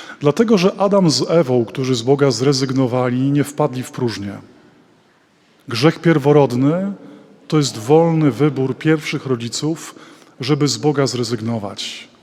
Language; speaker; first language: Polish; native; Polish